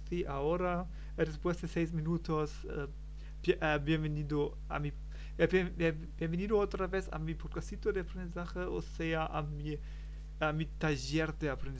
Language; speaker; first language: Spanish; non-native, learner; German